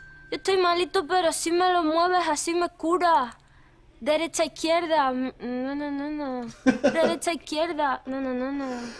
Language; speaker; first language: Spanish; non-native, local second language; Catalan